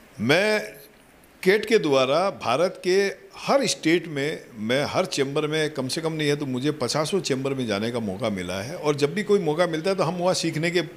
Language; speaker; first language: Hindi; native; Hindi